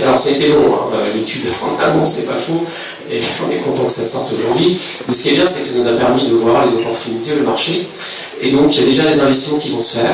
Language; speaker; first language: French; native; French